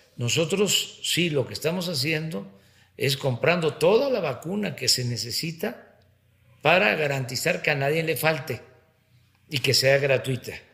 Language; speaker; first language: Spanish; native; Spanish